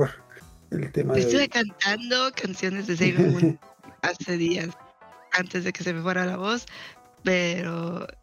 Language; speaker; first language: Spanish; native; Spanish